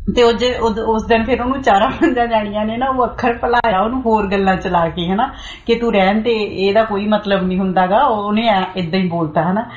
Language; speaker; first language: Punjabi; native; Punjabi